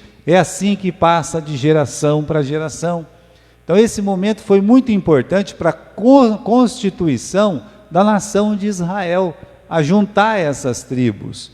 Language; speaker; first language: Portuguese; native; Portuguese